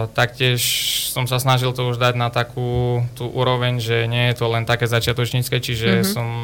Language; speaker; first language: Slovak; non-native, local second language; Rusyn